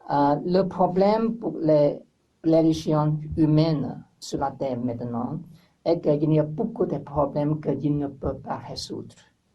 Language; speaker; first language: French; non-native, learner; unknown